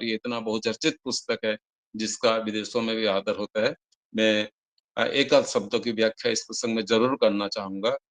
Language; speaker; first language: Hindi; non-native, local second language; Odia